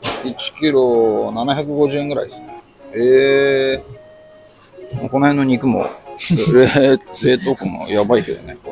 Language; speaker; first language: Japanese; native; Japanese